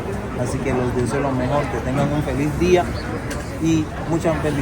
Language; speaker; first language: Spanish; native; Spanish